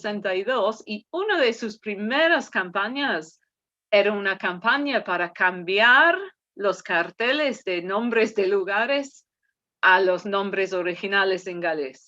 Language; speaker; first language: Spanish; non-native, fluent; English